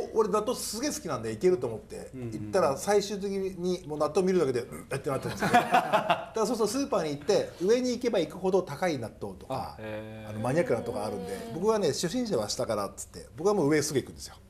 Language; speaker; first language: Japanese; native; Japanese